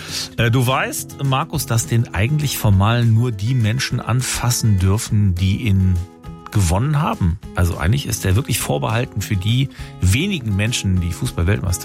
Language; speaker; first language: German; native; German